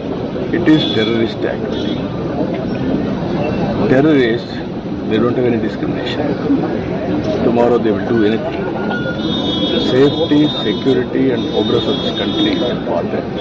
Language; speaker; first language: English; non-native, local second language; Telugu